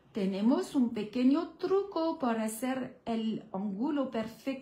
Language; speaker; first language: Spanish; non-native, learner; French